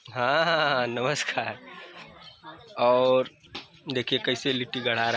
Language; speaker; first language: Hindi; non-native, local second language; Bhojpuri